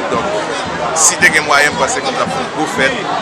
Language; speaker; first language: French; non-native, local second language; Haitian Creole